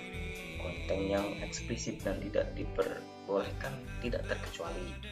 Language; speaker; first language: Indonesian; native; Indonesian